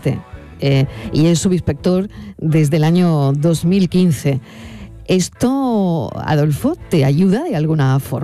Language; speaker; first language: Spanish; native; Spanish